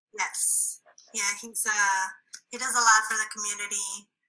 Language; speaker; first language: English; early bilingual, other home language; Spanish